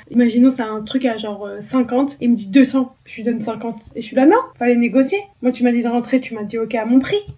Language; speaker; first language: French; native; French